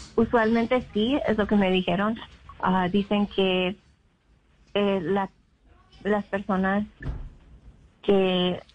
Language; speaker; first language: Spanish; early bilingual, heritage; Spanish